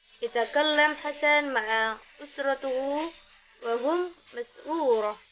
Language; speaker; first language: Arabic; non-native, learner; Indonesian